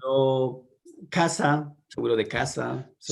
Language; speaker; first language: Spanish; early bilingual, heritage; Spanish